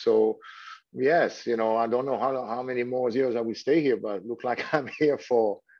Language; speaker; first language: English; non-native, fluent; French